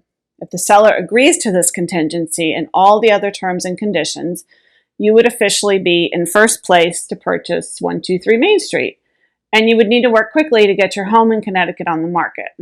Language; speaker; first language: English; native; English